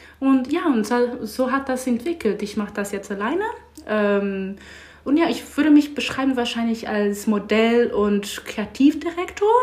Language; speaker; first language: German; non-native, learner; English